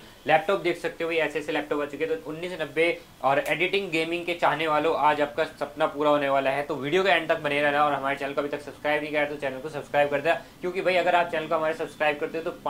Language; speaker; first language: Hindi; native; Hindi